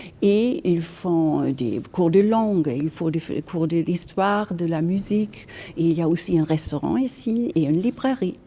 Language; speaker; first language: French; non-native, fluent; German